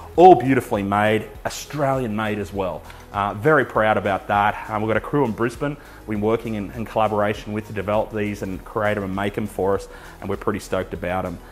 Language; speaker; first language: English; native; English